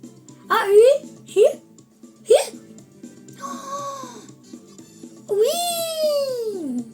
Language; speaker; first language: French; native; French